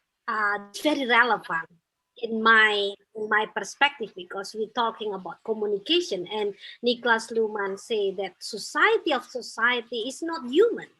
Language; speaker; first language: English; non-native, fluent; Indonesian